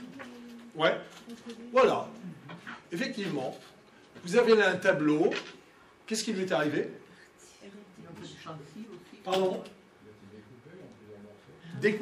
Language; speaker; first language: French; native; French